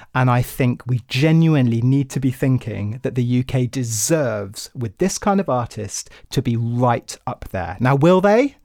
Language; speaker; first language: English; native; English